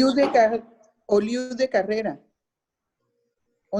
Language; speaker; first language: French; non-native, learner; Spanish